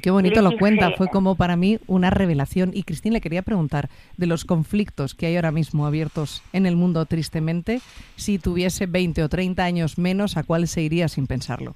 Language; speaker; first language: Spanish; native; Spanish